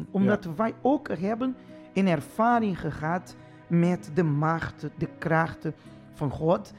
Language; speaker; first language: Dutch; non-native, fluent; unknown